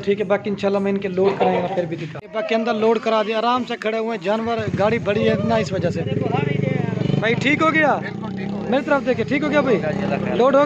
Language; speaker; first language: Hindi; non-native, local second language; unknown